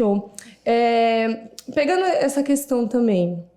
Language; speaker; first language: Portuguese; native; Portuguese